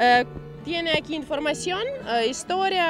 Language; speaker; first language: Spanish; non-native, learner; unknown